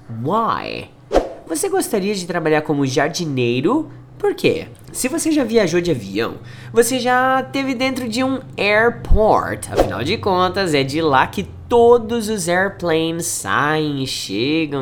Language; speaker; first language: Portuguese; native; Portuguese